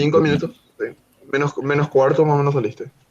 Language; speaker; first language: Spanish; native; Spanish